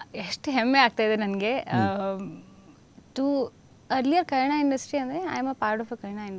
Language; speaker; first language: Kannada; non-native, fluent; Hindi